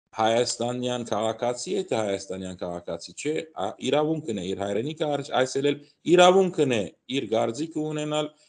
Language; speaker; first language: Armenian; early bilingual, heritage; Armenian